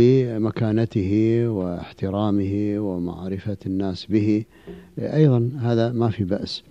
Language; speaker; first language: Arabic; native; Arabic